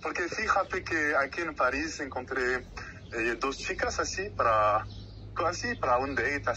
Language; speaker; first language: Spanish; non-native, fluent; French